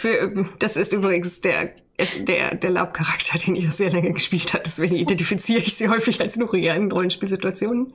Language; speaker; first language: German; native; German